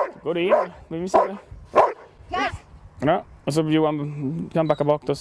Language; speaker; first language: Swedish; native; Swedish